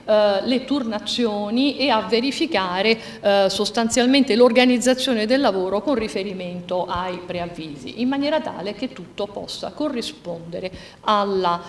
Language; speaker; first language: Italian; native; Italian